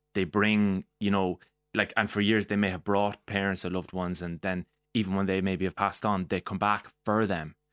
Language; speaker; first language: English; native; English